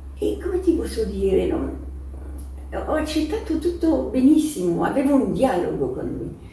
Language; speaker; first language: Italian; non-native, fluent; French